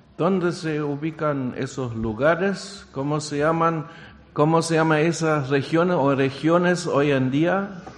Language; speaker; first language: Spanish; non-native, fluent; German